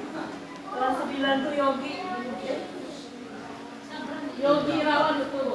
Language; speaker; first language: Indonesian; native; Indonesian